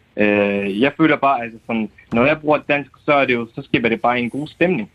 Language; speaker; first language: Danish; non-native, fluent; Kurdish